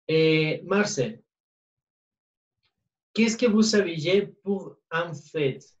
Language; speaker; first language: French; non-native, learner; Spanish